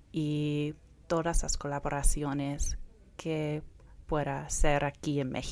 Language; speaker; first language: Spanish; non-native, fluent; English